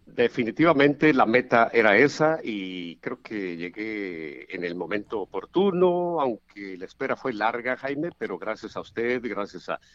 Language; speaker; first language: Spanish; native; Spanish